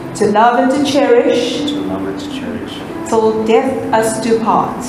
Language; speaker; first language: English; native; English